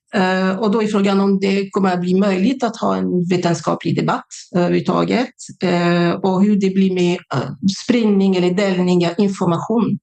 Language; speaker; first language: Swedish; non-native, fluent; French